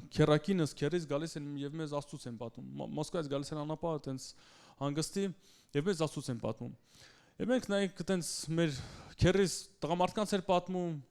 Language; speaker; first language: Armenian; early bilingual, heritage; Russian